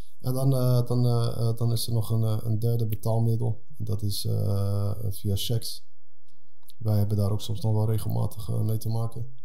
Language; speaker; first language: Dutch; early bilingual, other home language; Arabic